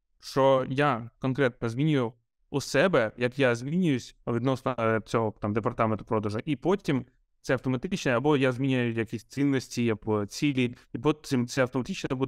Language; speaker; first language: Ukrainian; non-native, local second language; Russian